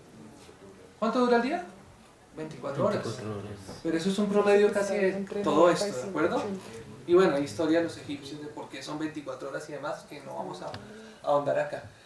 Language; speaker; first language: Spanish; native; Spanish